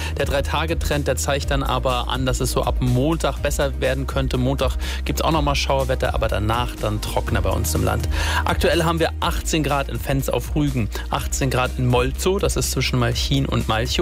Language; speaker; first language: German; native; German